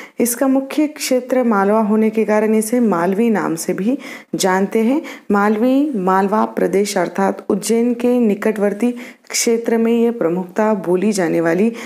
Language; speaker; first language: Hindi; non-native, local second language; Marathi